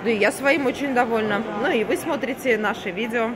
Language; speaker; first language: Russian; native; Russian